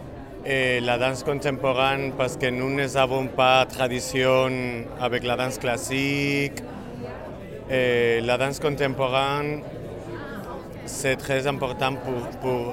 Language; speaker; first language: French; non-native, learner; Spanish